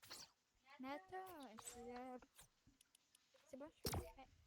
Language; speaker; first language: French; native; French